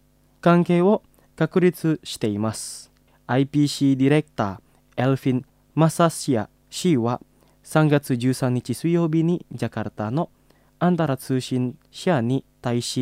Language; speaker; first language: Japanese; non-native, fluent; Indonesian